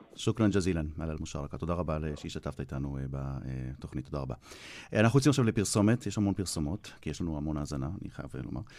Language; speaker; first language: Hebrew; native; Hebrew